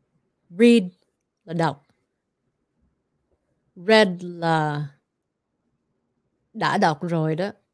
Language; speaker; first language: Vietnamese; early bilingual, heritage; Vietnamese